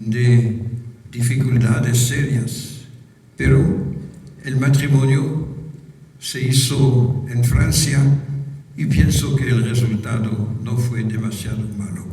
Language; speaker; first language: Spanish; non-native, fluent; French